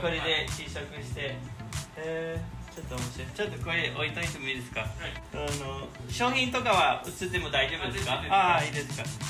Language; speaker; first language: Japanese; non-native, fluent; English